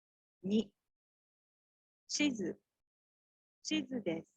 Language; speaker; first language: Japanese; non-native, learner; Indonesian